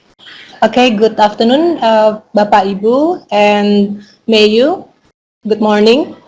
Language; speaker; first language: English; non-native, fluent; Indonesian